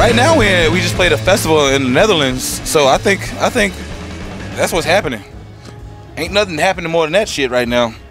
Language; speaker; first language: English; native; English